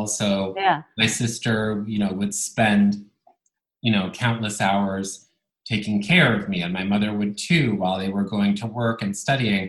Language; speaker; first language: English; non-native, fluent; Italian